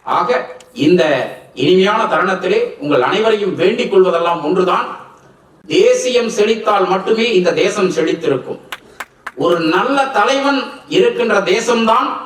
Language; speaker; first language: Tamil; non-native, local second language; Telugu